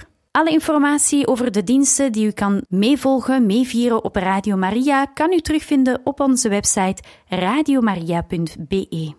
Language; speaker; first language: Dutch; native; Dutch